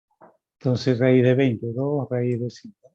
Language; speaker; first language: Spanish; native; Spanish